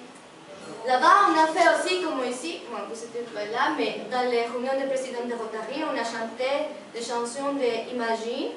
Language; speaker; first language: French; non-native, learner; Spanish